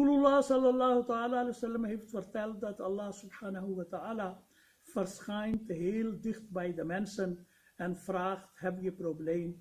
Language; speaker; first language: Dutch; non-native, fluent; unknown